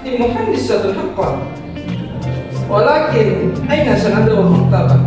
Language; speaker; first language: Arabic; non-native, learner; Indonesian